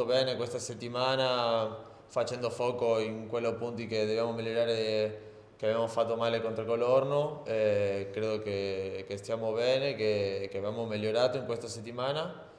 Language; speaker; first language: Italian; non-native, learner; Spanish